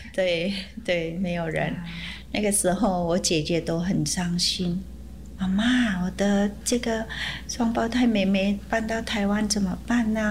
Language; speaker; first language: Chinese; early bilingual, heritage; Chinese